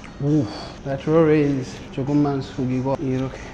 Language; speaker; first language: Korean; non-native, learner; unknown